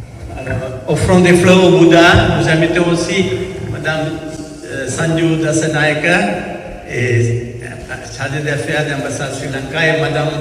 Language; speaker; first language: French; non-native, fluent; Sinhala